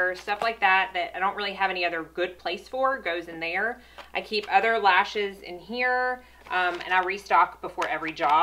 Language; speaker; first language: English; native; English